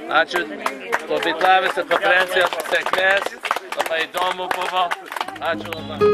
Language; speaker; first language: Lithuanian; early bilingual, heritage; Lithuanian